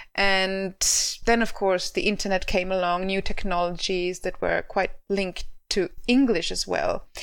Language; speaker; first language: English; non-native, fluent; German